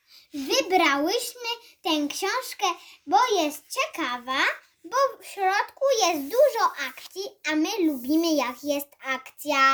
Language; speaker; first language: Polish; early bilingual, heritage; Polish